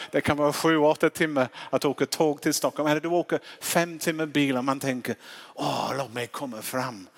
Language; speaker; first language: Swedish; non-native, fluent; English